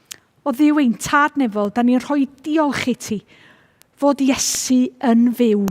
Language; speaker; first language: Welsh; native; Welsh